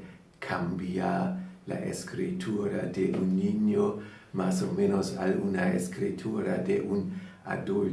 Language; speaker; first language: Spanish; non-native, learner; German